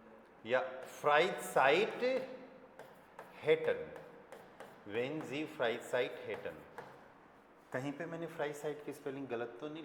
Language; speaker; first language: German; non-native, fluent; Hindi